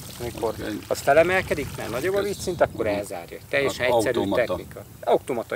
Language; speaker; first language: Hungarian; native; Hungarian